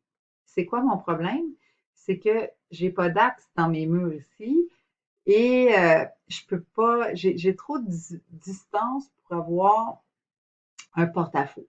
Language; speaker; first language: French; native; French